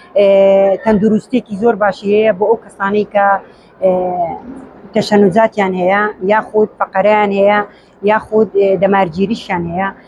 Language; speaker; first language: Central Kurdish; native; Central Kurdish